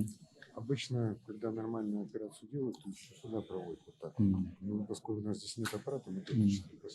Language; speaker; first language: Russian; native; Russian